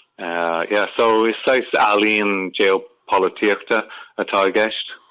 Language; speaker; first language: Irish; non-native, local second language; English